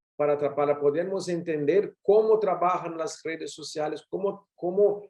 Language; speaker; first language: Spanish; non-native, learner; Portuguese